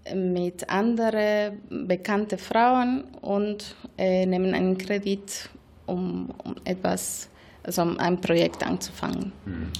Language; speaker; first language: German; non-native, fluent; Spanish